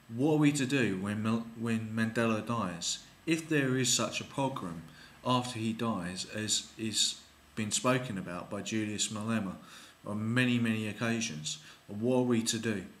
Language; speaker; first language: English; native; English